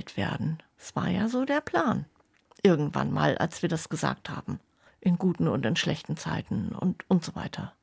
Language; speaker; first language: German; native; German